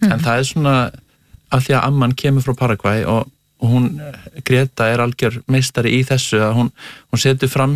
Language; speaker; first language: Icelandic; native; Icelandic